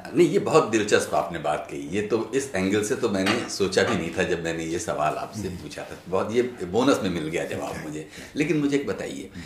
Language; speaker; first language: Hindi; native; Hindi